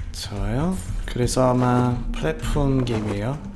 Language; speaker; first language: Korean; non-native, learner; English